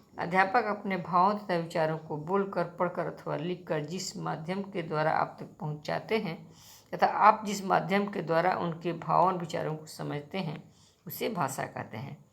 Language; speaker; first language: Hindi; native; Hindi